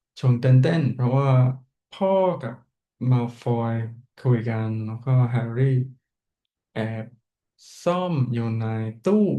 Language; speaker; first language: Thai; non-native, fluent; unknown